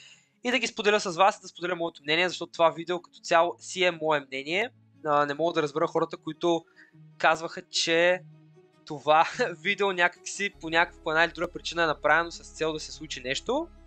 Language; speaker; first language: Bulgarian; native; Bulgarian